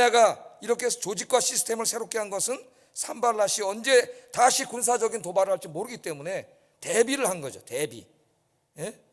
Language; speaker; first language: Korean; native; Korean